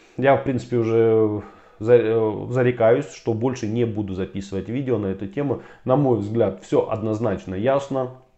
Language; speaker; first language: Russian; native; Russian